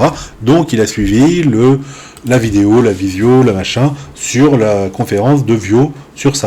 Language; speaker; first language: French; native; French